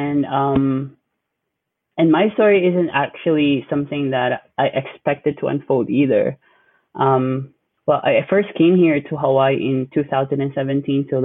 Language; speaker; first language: English; non-native, local second language; Filipino